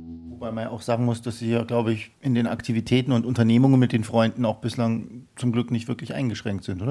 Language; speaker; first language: German; native; German